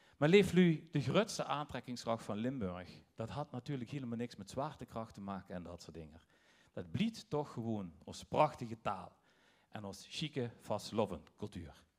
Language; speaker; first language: Dutch; native; Dutch